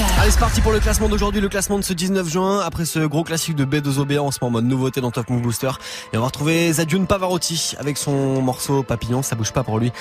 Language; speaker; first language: French; native; French